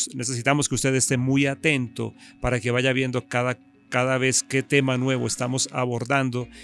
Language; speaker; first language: Spanish; native; Spanish